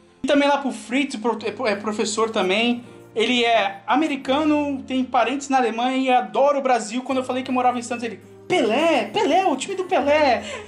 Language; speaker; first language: Portuguese; native; Portuguese